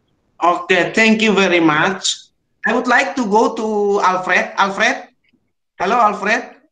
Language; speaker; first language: English; non-native, learner; Indonesian